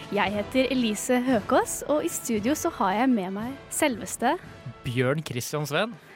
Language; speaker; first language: Norwegian; native; Norwegian